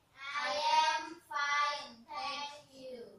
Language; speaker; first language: English; non-native, learner; Indonesian